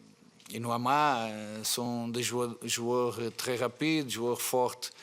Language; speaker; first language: French; non-native, fluent; Portuguese